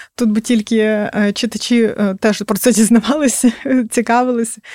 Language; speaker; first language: Ukrainian; native; Ukrainian